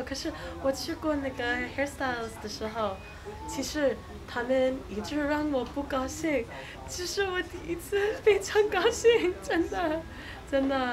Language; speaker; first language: Chinese; non-native, learner; English